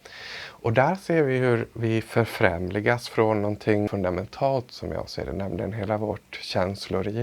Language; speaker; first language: Swedish; native; Swedish